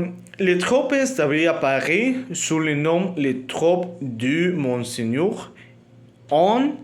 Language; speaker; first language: French; non-native, learner; Spanish